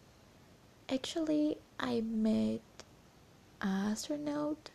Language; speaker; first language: English; non-native, learner; Portuguese